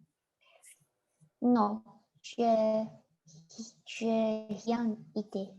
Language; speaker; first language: French; non-native, learner; Chinese